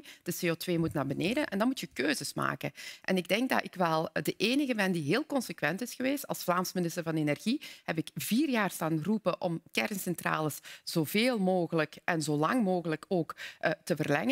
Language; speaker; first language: Dutch; native; Dutch